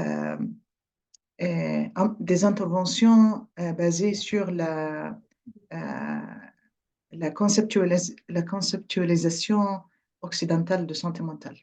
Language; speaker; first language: French; non-native, fluent; Arabic